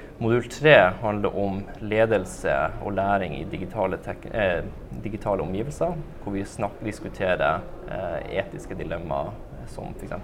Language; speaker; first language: Norwegian; native; Norwegian